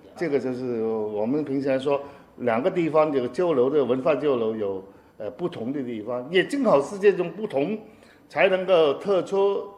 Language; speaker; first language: Chinese; non-native, fluent; Cantonese